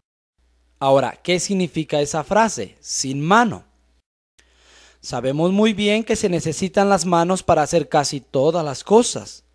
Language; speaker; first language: Spanish; native; Spanish